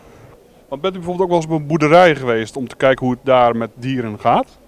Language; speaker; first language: Dutch; native; Dutch